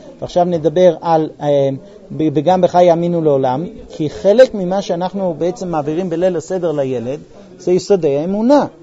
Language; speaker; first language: Hebrew; non-native, fluent; English